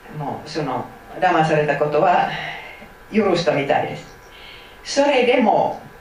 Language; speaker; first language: Japanese; non-native, fluent; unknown